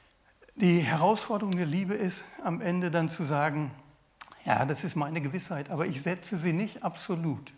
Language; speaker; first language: German; native; German